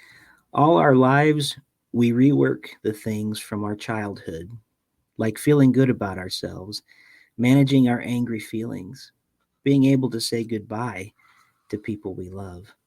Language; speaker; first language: English; native; English